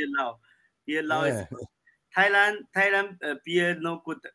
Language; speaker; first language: English; non-native, learner; Chinese